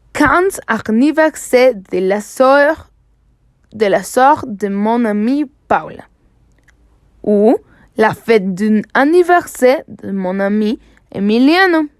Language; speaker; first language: French; non-native, learner; Spanish